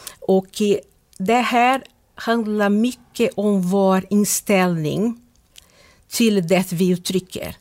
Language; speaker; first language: Swedish; non-native, fluent; Portuguese